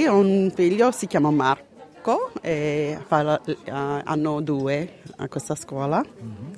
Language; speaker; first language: Italian; early bilingual, heritage; Italian